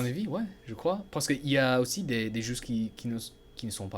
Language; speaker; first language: French; non-native, learner; English